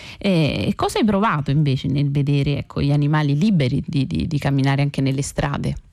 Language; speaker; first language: Italian; native; Italian